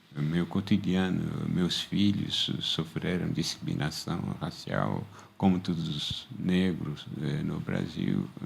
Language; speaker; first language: Portuguese; non-native, fluent; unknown